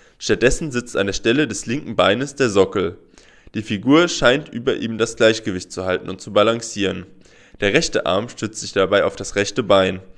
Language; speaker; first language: German; native; German